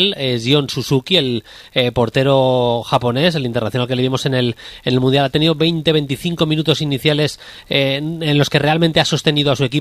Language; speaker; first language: Spanish; native; Spanish